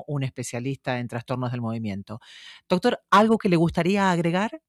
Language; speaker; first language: Spanish; native; Spanish